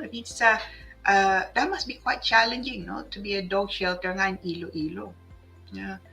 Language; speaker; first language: English; non-native, local second language; Filipino